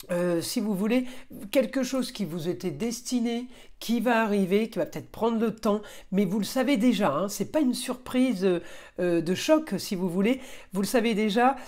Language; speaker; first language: French; native; French